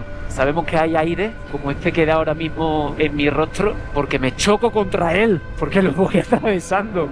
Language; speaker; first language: Spanish; native; Spanish